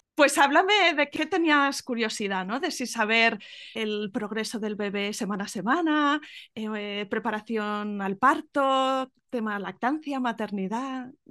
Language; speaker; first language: Spanish; native; Spanish